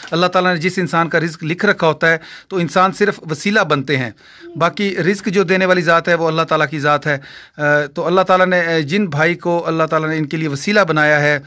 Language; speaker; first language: Urdu; non-native, local second language; Punjabi